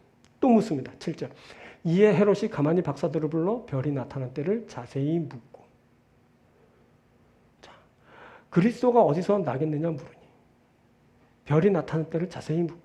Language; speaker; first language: Korean; native; Korean